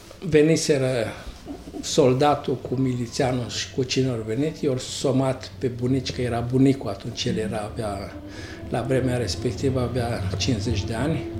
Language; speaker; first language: Romanian; non-native, local second language; Bulgarian